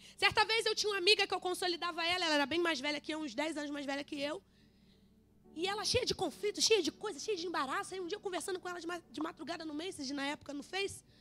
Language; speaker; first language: Portuguese; native; Portuguese